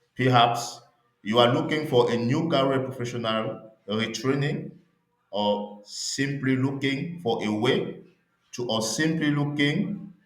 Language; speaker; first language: English; non-native, local second language; French